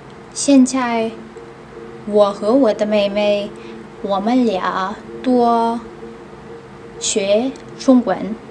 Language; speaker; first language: Chinese; non-native, learner; Vietnamese